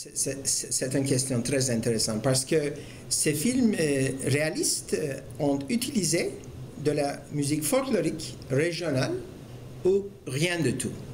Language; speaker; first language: French; non-native, fluent; Turkish